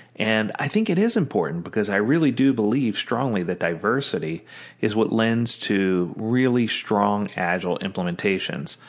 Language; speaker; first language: English; native; English